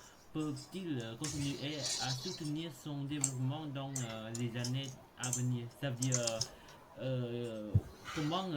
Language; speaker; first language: French; non-native, learner; Khmer